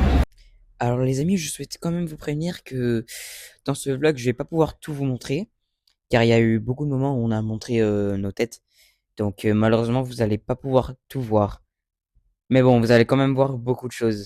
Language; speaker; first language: French; native; French